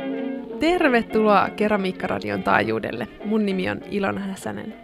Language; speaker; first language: Finnish; native; Finnish